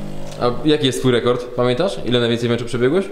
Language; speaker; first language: Polish; native; Polish